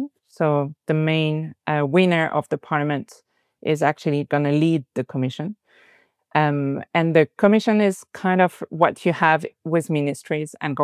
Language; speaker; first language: English; non-native, fluent; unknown